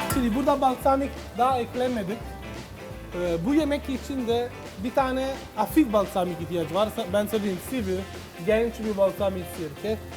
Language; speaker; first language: Turkish; non-native, learner; Italian